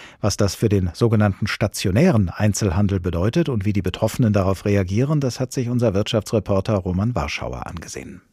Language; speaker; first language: German; native; German